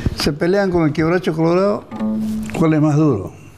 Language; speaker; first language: Spanish; native; Spanish